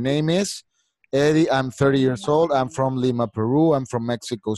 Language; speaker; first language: English; non-native, fluent; Spanish